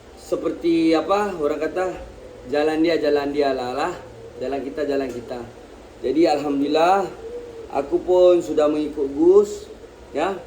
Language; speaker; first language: Malay; native; Malay